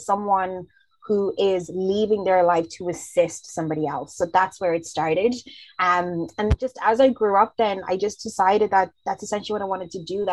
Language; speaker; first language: English; early bilingual, other home language; Zulu